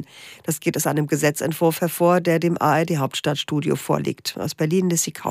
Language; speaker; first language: German; native; German